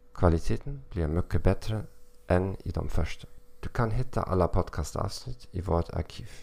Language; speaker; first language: Swedish; non-native, learner; German